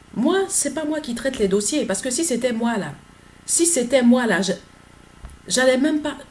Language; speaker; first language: French; native; French